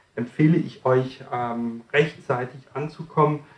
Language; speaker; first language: German; non-native, fluent; French